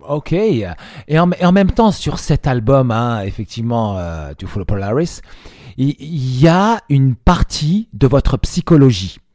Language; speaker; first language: French; native; French